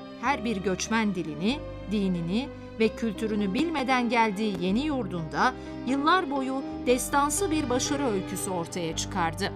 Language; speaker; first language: Turkish; native; Turkish